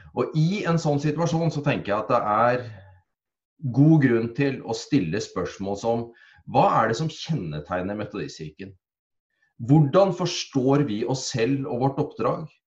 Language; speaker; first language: Norwegian; native; Norwegian